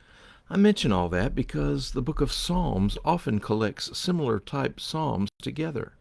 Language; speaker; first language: English; native; English